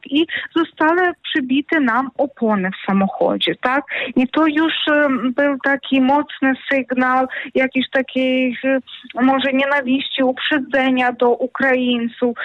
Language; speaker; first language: Polish; non-native, fluent; Ukrainian